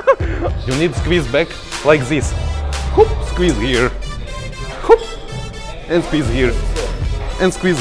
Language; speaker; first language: English; non-native, learner; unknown